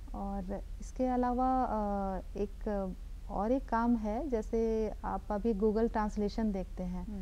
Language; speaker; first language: Hindi; native; Hindi